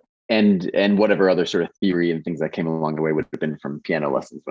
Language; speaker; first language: English; native; English